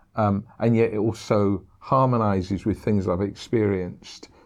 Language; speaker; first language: English; native; English